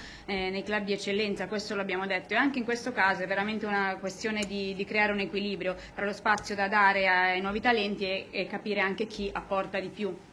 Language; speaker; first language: Italian; native; Italian